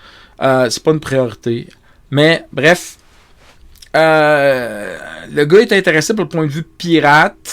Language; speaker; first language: French; native; French